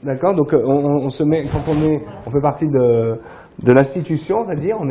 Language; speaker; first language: French; native; French